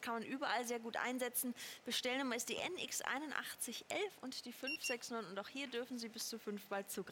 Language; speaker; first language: German; native; German